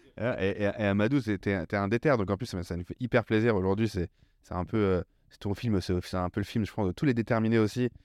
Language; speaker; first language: French; native; French